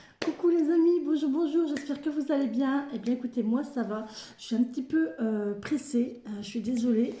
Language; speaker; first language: French; native; French